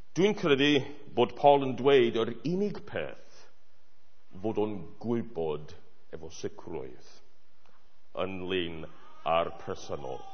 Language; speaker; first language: Welsh; non-native, fluent; English